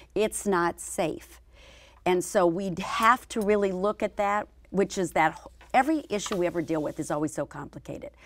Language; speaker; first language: English; native; English